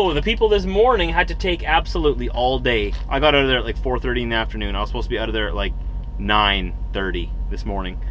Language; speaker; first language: English; native; English